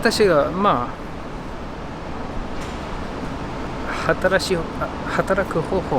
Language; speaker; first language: Japanese; non-native, learner; English